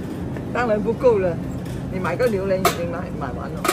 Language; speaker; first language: Chinese; non-native, local second language; Cantonese